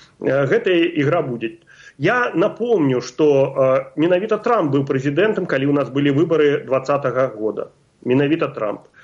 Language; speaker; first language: Belarusian; non-native, local second language; Russian